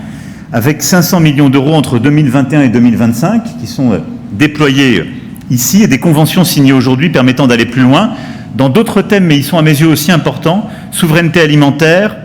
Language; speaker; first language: French; native; French